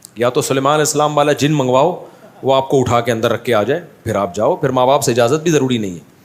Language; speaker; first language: Urdu; native; Urdu